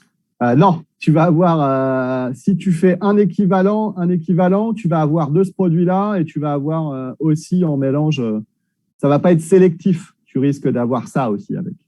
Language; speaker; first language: French; native; French